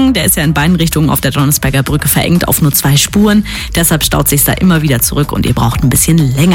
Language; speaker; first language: German; native; German